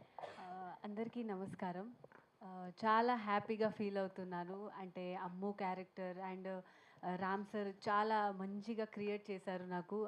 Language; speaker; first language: Telugu; non-native, learner; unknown